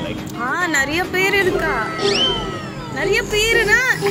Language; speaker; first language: Tamil; non-native, learner; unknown